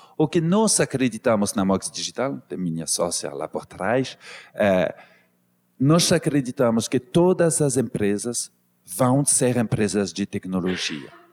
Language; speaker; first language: Portuguese; non-native, fluent; French